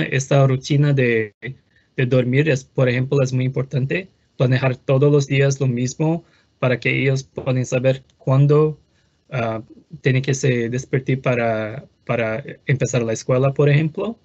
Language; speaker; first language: Spanish; non-native, fluent; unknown